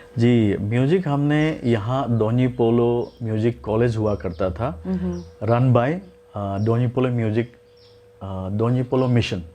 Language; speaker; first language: Hindi; non-native, local second language; Nyishi